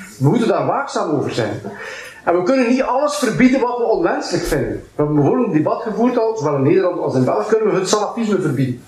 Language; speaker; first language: Dutch; native; Dutch